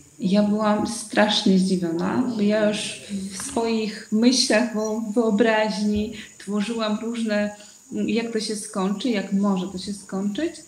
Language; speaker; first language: Polish; non-native, fluent; Russian